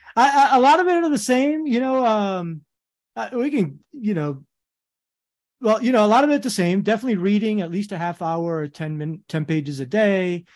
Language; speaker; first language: English; native; English